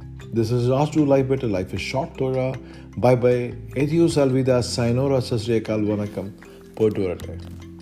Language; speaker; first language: English; non-native, local second language; Malayalam